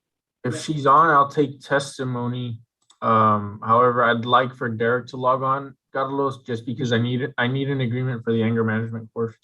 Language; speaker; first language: English; native; English